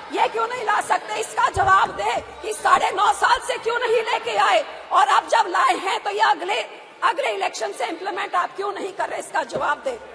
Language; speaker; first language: Hindi; non-native, local second language; Punjabi